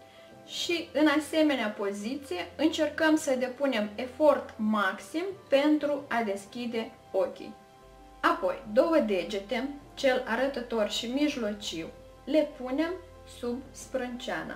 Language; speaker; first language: Romanian; native; Romanian